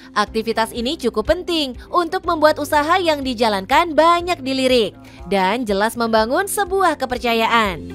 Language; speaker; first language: Indonesian; native; Indonesian